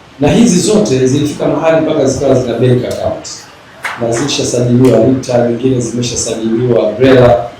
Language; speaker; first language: Swahili; native; Swahili